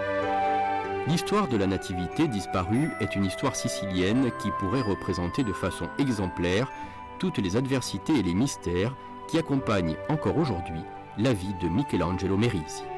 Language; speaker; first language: French; native; French